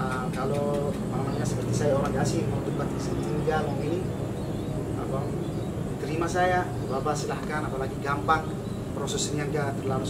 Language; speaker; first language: Indonesian; non-native, fluent; Arabic